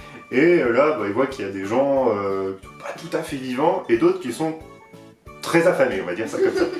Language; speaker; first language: French; native; French